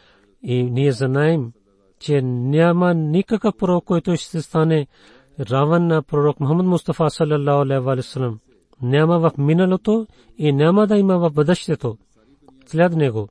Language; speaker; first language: Bulgarian; non-native, fluent; Urdu